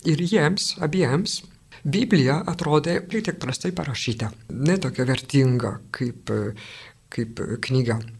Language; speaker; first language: Lithuanian; non-native, fluent; French